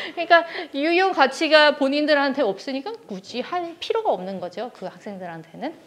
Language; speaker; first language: Korean; early bilingual, heritage; Korean